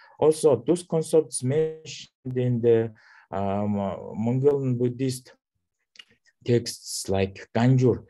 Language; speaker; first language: English; non-native, learner; Mongolian